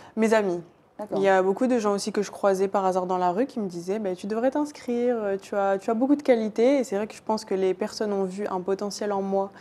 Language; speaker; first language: French; native; French